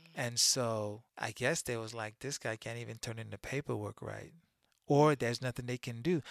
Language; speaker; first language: English; early bilingual, other home language; Haitian Creole